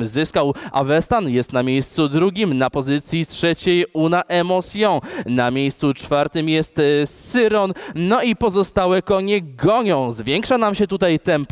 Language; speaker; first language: Polish; native; Polish